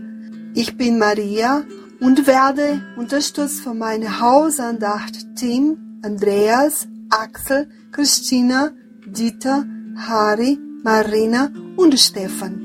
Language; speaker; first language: German; non-native, fluent; Portuguese